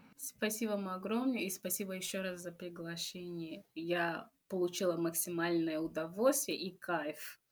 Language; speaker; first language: Russian; non-native, fluent; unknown